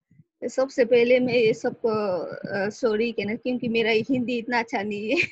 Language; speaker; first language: Hindi; non-native, local second language; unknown